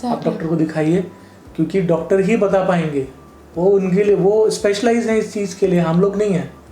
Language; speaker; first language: Hindi; native; Hindi